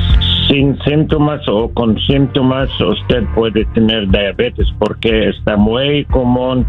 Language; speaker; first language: Spanish; non-native, learner; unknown